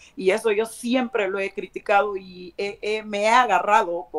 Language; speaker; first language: Spanish; native; Spanish